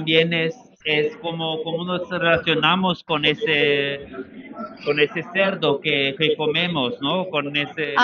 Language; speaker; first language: Spanish; non-native, fluent; German